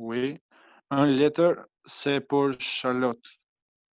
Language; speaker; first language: French; non-native, learner; Albanian